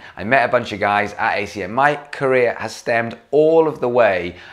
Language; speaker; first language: English; native; English